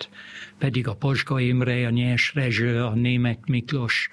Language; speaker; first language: Hungarian; non-native, fluent; English